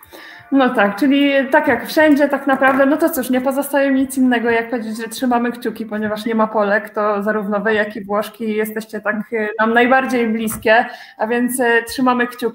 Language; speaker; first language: Polish; native; Polish